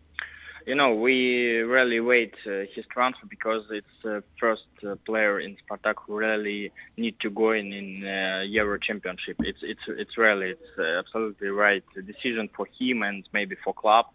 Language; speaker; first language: English; non-native, learner; Russian